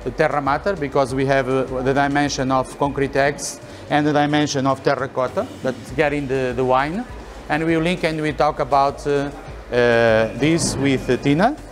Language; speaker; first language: English; non-native, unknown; Portuguese